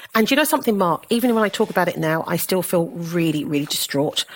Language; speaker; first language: English; native; English